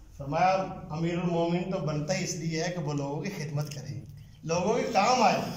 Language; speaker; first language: Urdu; non-native, local second language; Punjabi